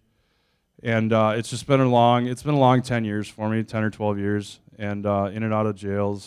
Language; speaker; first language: English; native; English